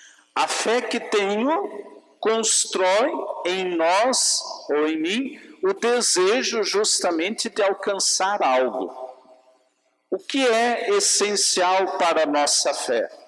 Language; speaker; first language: Portuguese; native; Portuguese